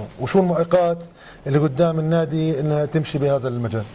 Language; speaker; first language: Arabic; native; Arabic